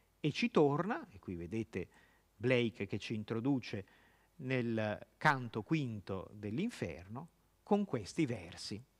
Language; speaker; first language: Italian; native; Italian